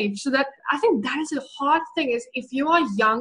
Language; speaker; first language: English; non-native, local second language; Afrikaans